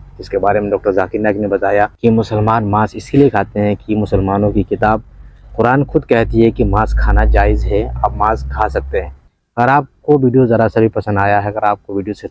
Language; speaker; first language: Hindi; native; Hindi